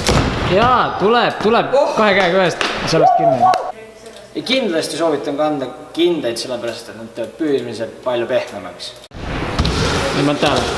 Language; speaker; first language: Estonian; native; Estonian